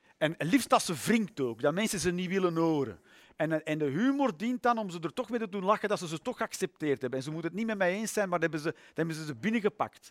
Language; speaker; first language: Dutch; native; Dutch